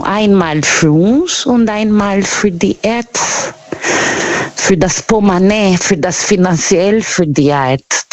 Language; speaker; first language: German; non-native, fluent; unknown